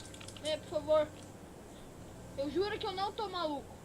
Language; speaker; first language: Portuguese; native; Portuguese